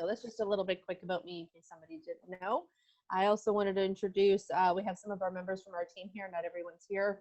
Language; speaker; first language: English; native; English